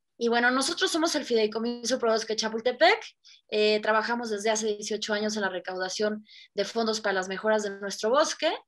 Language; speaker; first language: Spanish; native; Spanish